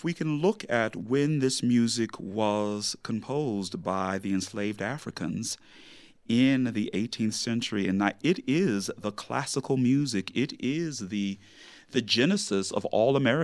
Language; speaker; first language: English; native; English